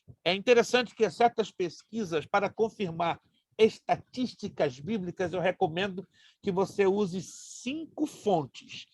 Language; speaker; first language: Portuguese; native; Portuguese